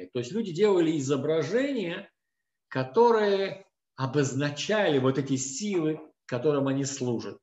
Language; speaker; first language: Russian; native; Russian